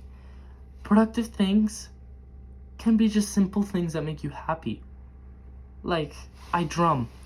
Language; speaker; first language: English; native; English